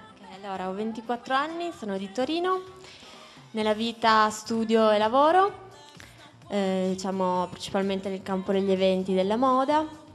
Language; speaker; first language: Italian; native; Italian